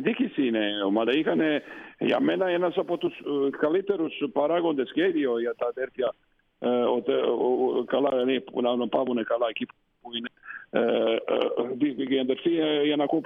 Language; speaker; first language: Greek; non-native, fluent; Slovenian